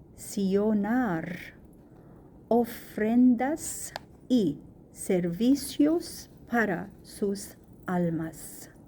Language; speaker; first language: Spanish; non-native, learner; Arabic